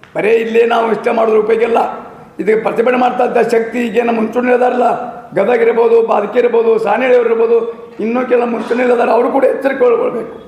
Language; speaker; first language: Kannada; native; Kannada